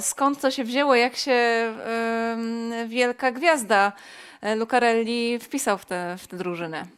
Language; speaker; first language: Polish; native; Polish